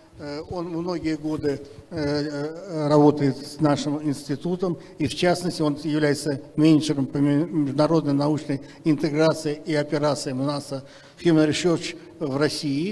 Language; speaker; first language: Russian; native; Russian